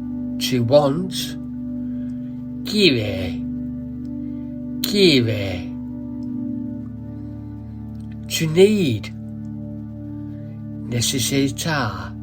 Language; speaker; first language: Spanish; non-native, learner; English